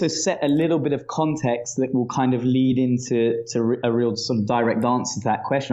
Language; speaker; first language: English; native; English